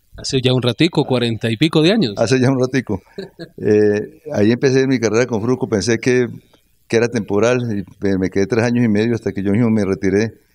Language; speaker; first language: Spanish; native; Spanish